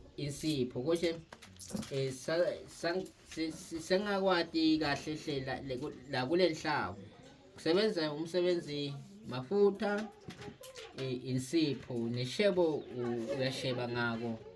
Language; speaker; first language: Zulu; non-native, local second language; Swati